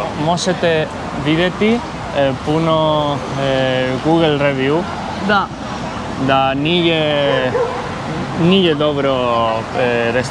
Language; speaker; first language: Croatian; non-native, learner; Spanish